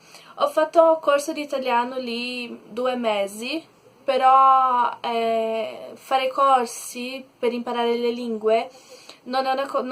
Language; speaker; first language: Italian; non-native, learner; Portuguese